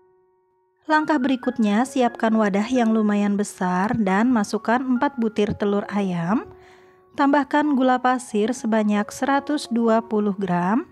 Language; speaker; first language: Indonesian; native; Indonesian